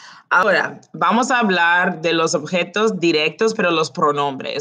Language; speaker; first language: Spanish; early bilingual, heritage; Spanish